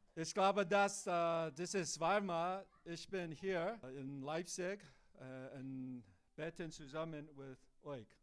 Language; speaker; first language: German; non-native, learner; English